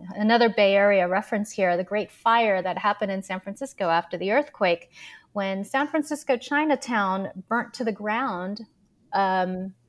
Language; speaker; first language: English; early bilingual, other home language; Filipino